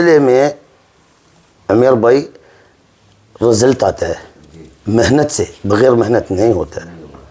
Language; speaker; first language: Hindi; non-native, learner; Arabic